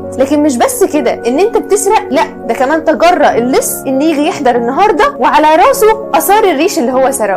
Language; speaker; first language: Arabic; native; Arabic